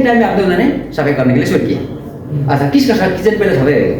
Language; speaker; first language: Hindi; non-native, local second language; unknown